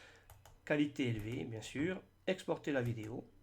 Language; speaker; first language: French; native; French